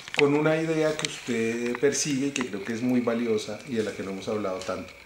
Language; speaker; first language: Spanish; native; Spanish